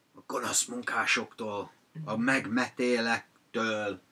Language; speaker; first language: Hungarian; non-native, fluent; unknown